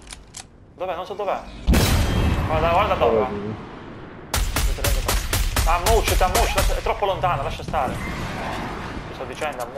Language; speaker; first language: Italian; native; Italian